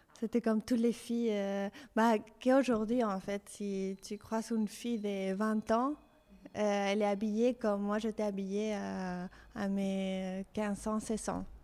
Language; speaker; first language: French; non-native, fluent; Spanish